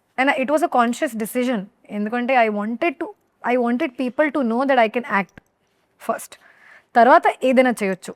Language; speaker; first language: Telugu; non-native, learner; Hindi